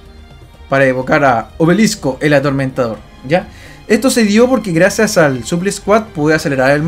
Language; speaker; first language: Spanish; native; Spanish